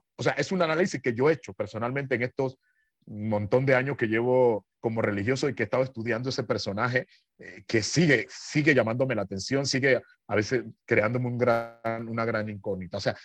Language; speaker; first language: Spanish; native; Spanish